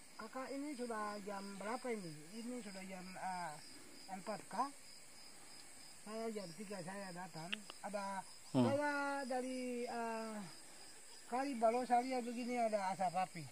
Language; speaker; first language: Indonesian; non-native, local second language; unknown